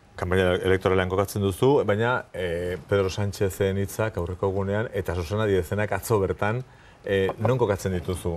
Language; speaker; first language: Basque; native; Basque